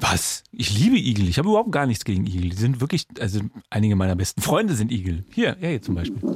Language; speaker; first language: German; native; German